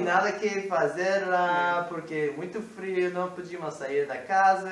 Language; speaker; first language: Portuguese; non-native, fluent; English